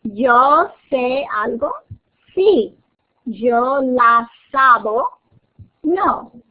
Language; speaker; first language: Spanish; non-native, fluent; English